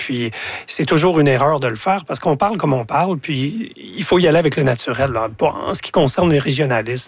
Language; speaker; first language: French; native; French